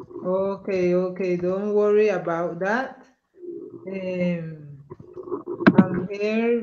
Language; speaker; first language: English; non-native, learner; Spanish